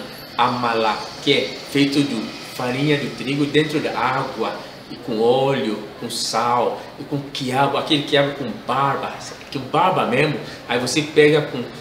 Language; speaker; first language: Portuguese; non-native, learner; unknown